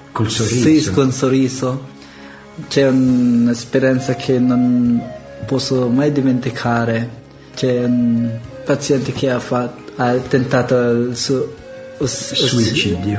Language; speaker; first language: Italian; non-native, learner; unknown